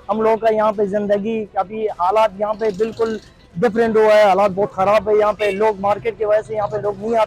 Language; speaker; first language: Hindi; non-native, local second language; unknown